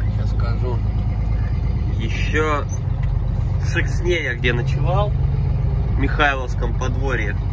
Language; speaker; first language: Russian; native; Russian